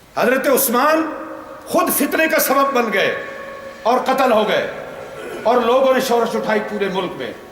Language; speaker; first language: Urdu; non-native, local second language; Punjabi